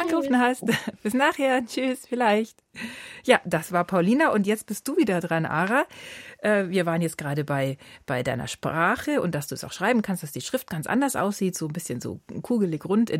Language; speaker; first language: German; native; German